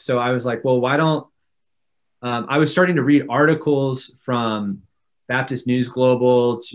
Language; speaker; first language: English; native; English